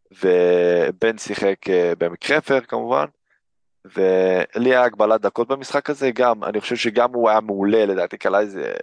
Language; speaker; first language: Hebrew; early bilingual, other home language; English